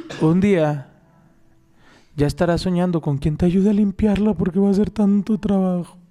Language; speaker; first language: Spanish; native; Spanish